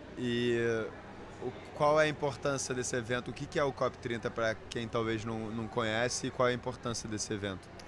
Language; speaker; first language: Portuguese; early bilingual, heritage; Portuguese